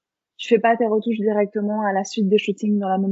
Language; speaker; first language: French; native; French